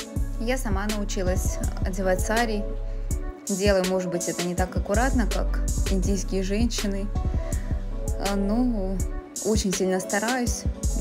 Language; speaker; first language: Russian; native; Russian